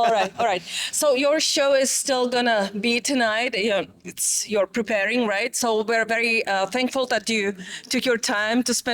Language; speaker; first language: English; non-native, fluent; Czech